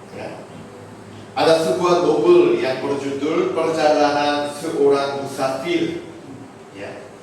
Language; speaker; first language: Indonesian; non-native, fluent; Korean